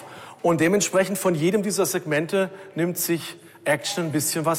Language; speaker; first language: German; native; German